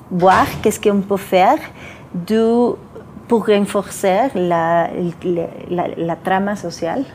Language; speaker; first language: French; non-native, fluent; Spanish